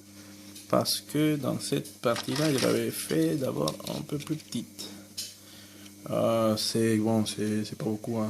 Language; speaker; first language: French; non-native, fluent; Spanish